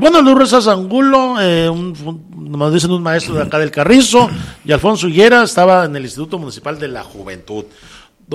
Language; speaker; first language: Spanish; native; Spanish